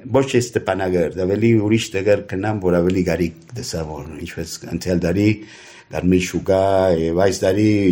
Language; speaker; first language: Armenian; early bilingual, heritage; Armenian